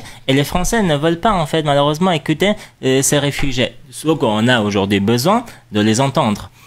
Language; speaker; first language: French; non-native, fluent; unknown